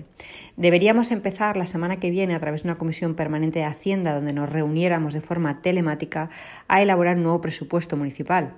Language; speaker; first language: Spanish; native; Spanish